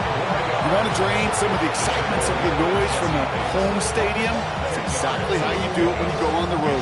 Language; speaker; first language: English; native; English